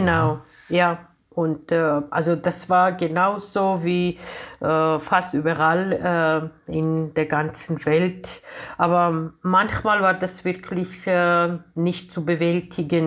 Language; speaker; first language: German; non-native, fluent; Georgian